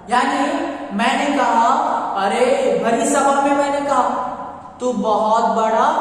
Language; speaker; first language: Hindi; non-native, local second language; Kannada